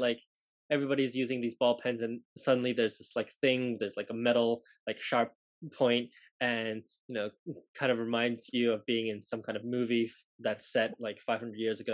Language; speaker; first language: English; non-native, local second language; Cantonese